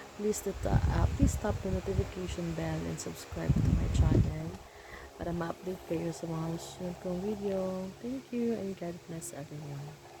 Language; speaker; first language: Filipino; non-native, local second language; Cebuano